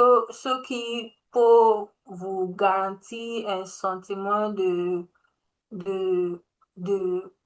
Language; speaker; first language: French; non-native, learner; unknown